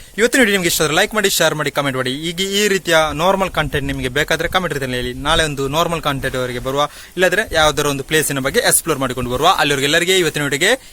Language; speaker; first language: Kannada; native; Kannada